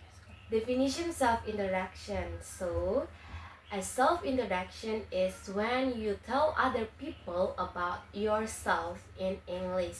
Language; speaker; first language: English; non-native, learner; Indonesian